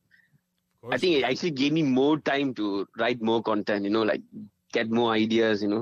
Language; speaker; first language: English; non-native, local second language; Tamil